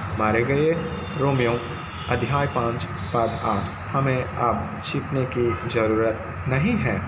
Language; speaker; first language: Hindi; non-native, local second language; Telugu